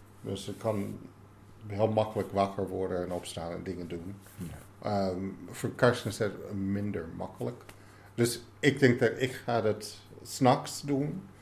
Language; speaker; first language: Dutch; non-native, fluent; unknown